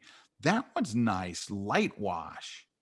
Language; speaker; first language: English; native; English